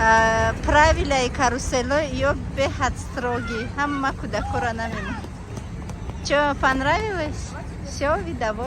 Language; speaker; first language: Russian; non-native, local second language; Tajik